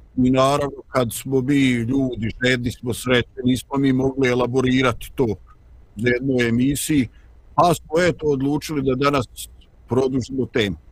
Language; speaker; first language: Bosnian; native; Bosnian